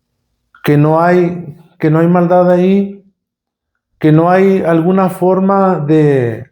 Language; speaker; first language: Spanish; native; Spanish